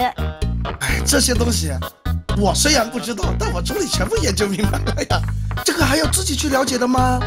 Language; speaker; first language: Chinese; native; Chinese